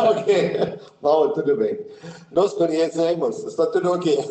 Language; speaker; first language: Portuguese; non-native, learner; German